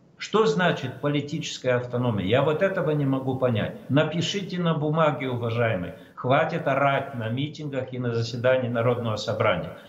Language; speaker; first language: Russian; non-native, local second language; Romanian